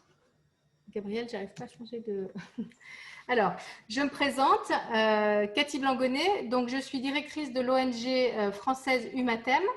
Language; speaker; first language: French; native; French